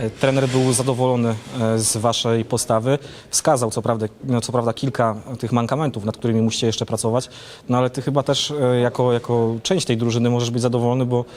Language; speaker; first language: Polish; native; Polish